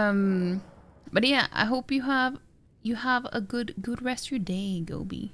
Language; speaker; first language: English; non-native, fluent; Norwegian